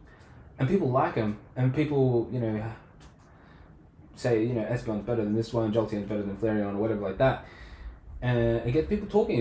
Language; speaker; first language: English; native; English